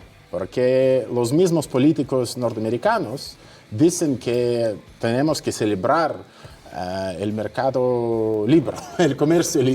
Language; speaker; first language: Spanish; non-native, fluent; Russian